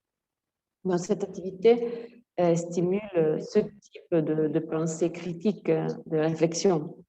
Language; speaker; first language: French; non-native, fluent; Italian